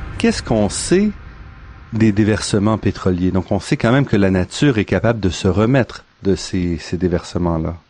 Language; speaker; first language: French; native; French